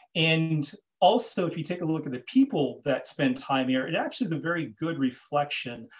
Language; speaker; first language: English; native; English